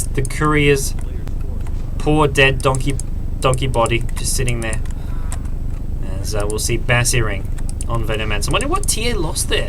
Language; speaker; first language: English; native; English